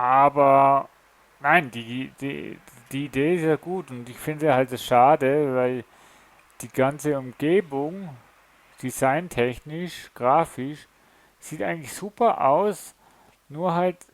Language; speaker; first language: German; native; German